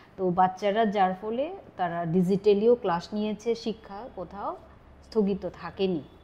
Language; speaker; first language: Bangla; non-native, local second language; Chakma